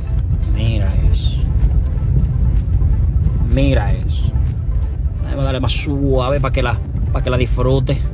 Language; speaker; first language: Spanish; native; Spanish